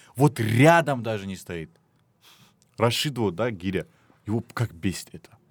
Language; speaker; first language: Russian; non-native, local second language; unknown